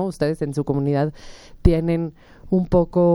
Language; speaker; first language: Spanish; native; Spanish